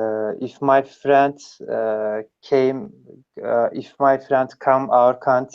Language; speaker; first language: English; non-native, learner; Turkish